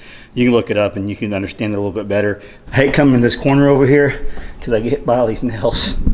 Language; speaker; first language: English; native; English